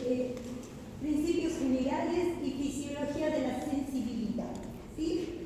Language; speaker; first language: Spanish; native; Spanish